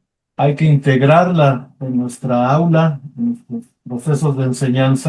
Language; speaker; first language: Spanish; native; Spanish